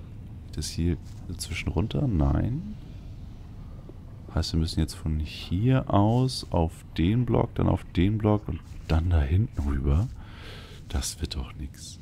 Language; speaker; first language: German; native; German